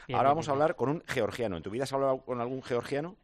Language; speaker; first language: Spanish; native; Spanish